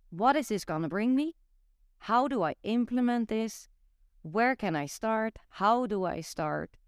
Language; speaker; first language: English; non-native, fluent; Dutch